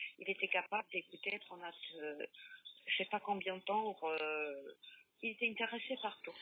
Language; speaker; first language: French; non-native, learner; Polish